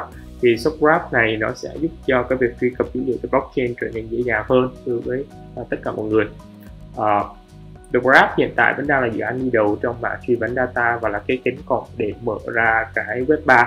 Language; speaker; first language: Vietnamese; native; Vietnamese